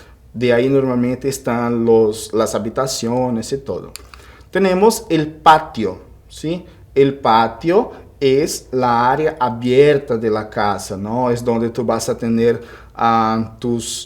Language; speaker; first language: Spanish; non-native, fluent; Portuguese